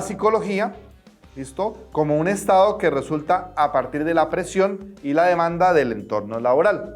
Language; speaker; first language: Spanish; native; Spanish